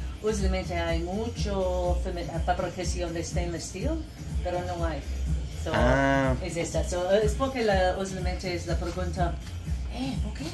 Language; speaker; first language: Spanish; non-native, learner; English